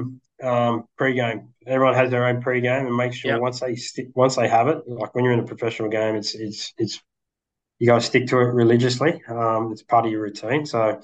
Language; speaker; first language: English; native; English